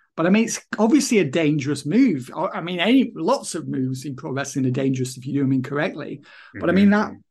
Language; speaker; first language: English; native; English